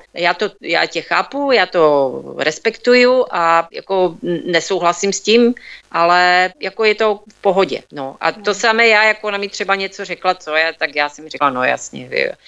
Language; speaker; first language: Czech; native; Czech